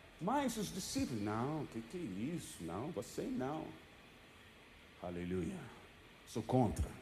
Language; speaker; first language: Portuguese; non-native, fluent; English